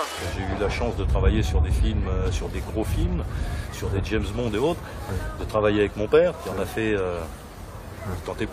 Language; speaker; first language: French; native; French